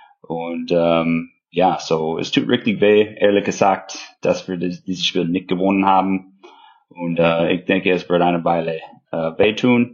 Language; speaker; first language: German; non-native, fluent; English